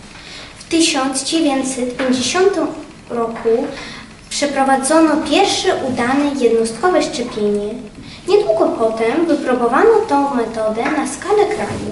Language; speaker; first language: Polish; non-native, learner; Ukrainian